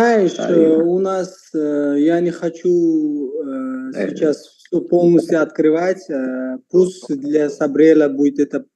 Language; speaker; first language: Russian; non-native, local second language; Uzbek